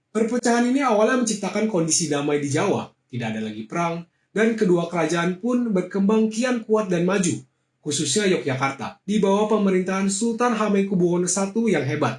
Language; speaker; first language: Indonesian; native; Indonesian